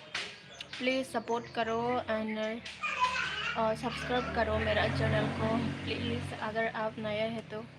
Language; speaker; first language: Hindi; non-native, local second language; Kok Borok